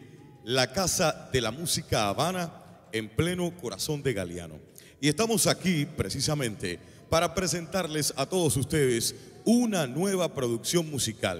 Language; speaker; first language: Spanish; native; Spanish